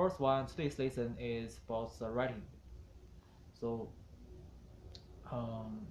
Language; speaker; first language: English; non-native, learner; Chinese